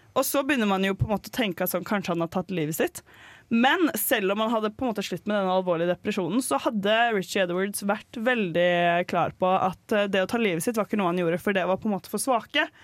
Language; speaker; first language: Norwegian; native; Norwegian